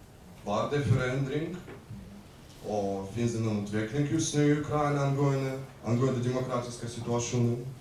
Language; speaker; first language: Swedish; non-native, learner; Ukrainian